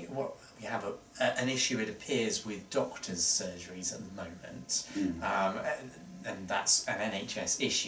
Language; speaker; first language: English; native; English